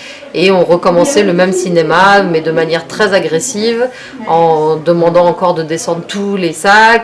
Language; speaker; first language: French; native; French